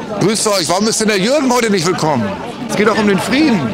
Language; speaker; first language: German; native; German